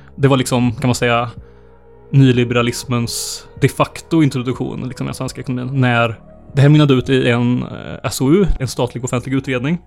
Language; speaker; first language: Swedish; native; Swedish